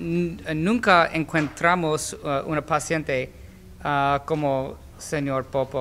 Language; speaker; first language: Spanish; non-native, learner; English